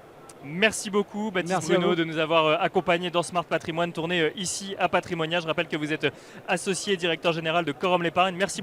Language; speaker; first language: French; native; French